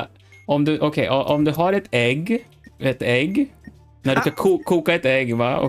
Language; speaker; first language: Swedish; non-native, learner; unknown